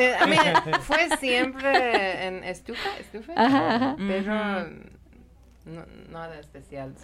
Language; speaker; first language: Spanish; non-native, learner; Persian